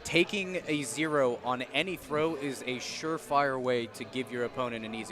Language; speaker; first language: English; native; English